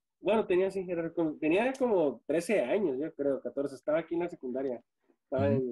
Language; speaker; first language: Spanish; native; Spanish